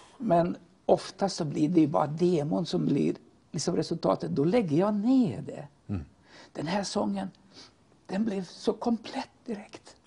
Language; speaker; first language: Swedish; native; Swedish